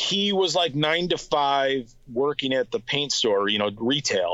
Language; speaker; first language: English; native; English